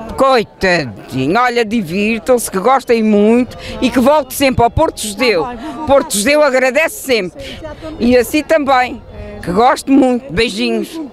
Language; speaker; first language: Portuguese; native; Portuguese